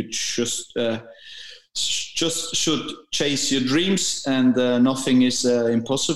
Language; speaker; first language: English; non-native, fluent; German